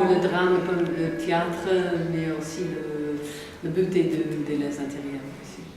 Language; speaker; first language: French; non-native, learner; English